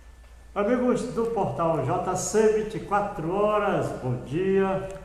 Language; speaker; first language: Portuguese; native; Portuguese